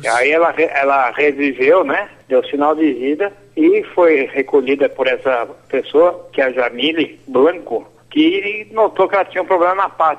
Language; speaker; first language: Portuguese; native; Portuguese